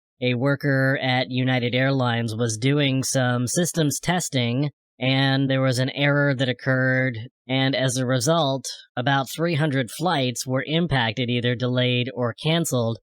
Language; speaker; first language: English; native; English